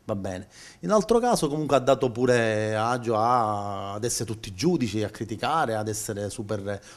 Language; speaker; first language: Italian; native; Italian